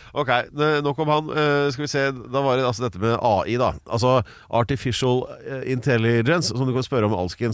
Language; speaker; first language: Norwegian; native; Norwegian